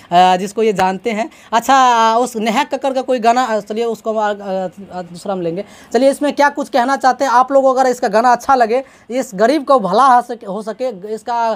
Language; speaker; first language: Hindi; native; Hindi